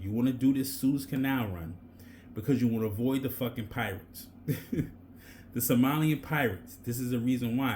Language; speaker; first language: English; native; English